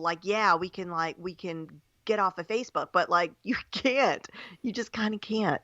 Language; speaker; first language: English; native; English